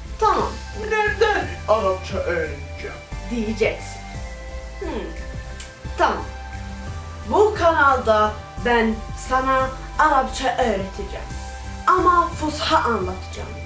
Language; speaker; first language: Turkish; non-native, learner; Arabic